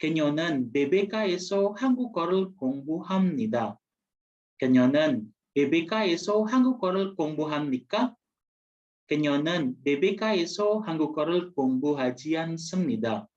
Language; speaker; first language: Korean; non-native, fluent; Indonesian